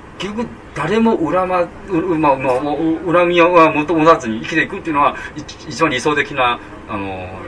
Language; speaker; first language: Japanese; non-native, fluent; Chinese